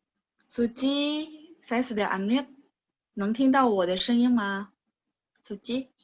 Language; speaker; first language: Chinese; non-native, fluent; Indonesian